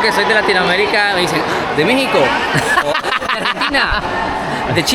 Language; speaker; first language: Spanish; native; Spanish